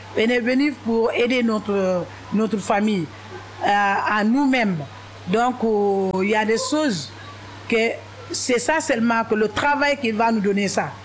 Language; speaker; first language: French; non-native, local second language; Wolof